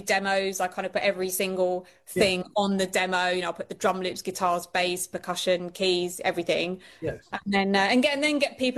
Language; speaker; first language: English; native; English